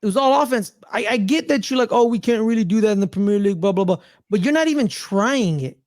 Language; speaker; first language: English; native; English